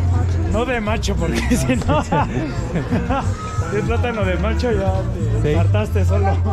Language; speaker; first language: Spanish; native; Spanish